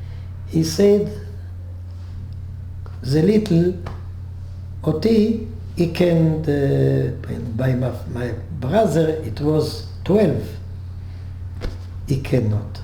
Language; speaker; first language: English; non-native, learner; French